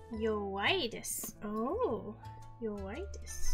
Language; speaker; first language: Japanese; non-native, learner; English